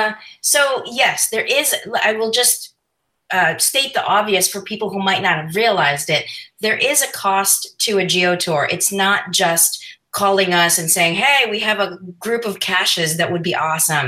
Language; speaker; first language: English; non-native, local second language; Filipino